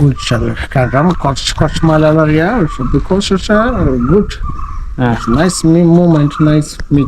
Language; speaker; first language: English; non-native, learner; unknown